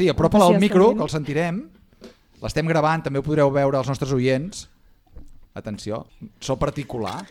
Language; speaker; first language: Catalan; native; Catalan